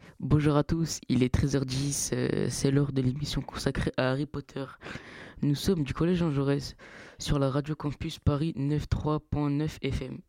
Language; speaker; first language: French; native; French